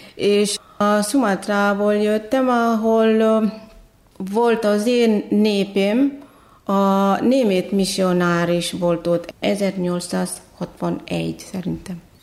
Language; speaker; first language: Hungarian; non-native, fluent; Batak Toba